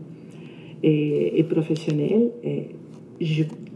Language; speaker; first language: French; non-native, fluent; Spanish